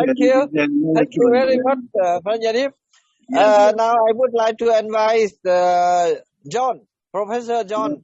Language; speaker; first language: English; non-native, learner; Vietnamese